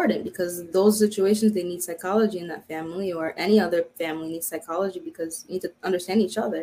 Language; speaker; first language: English; early bilingual, other home language; Haitian Creole